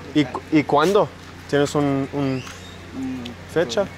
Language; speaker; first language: Spanish; non-native, learner; English